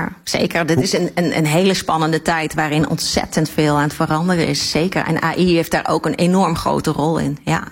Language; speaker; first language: Dutch; native; Dutch